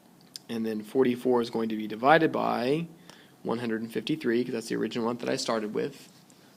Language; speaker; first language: English; native; English